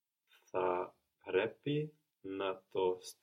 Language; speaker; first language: Greek; non-native, learner; English